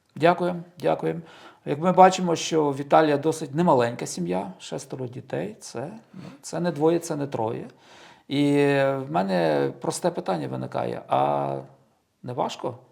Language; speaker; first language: Ukrainian; native; Ukrainian